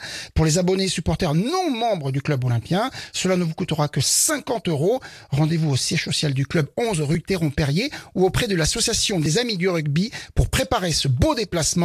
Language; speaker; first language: French; native; French